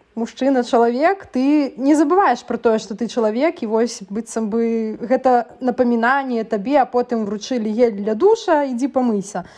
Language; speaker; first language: Belarusian; non-native, local second language; Russian